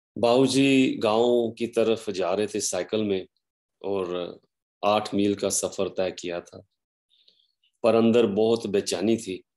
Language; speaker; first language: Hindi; non-native, local second language; Punjabi